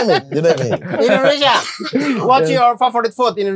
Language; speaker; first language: English; non-native, learner; Indonesian